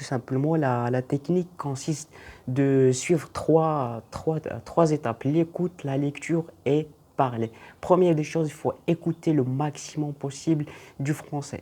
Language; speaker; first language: French; non-native, local second language; Arabic